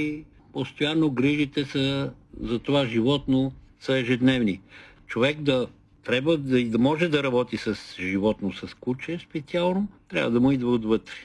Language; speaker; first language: Bulgarian; native; Bulgarian